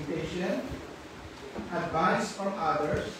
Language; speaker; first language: English; non-native, local second language; Filipino